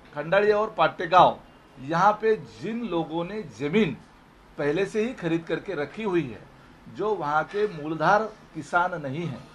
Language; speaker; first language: Hindi; non-native, local second language; Marathi